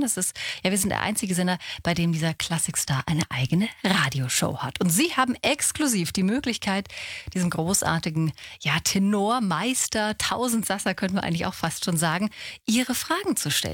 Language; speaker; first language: German; native; German